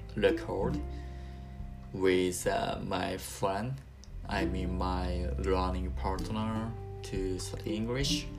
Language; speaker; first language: English; non-native, learner; Japanese